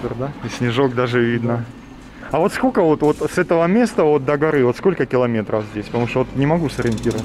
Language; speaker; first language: Russian; native; Russian